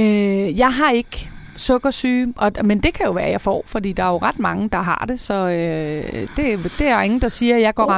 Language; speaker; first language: Danish; native; Danish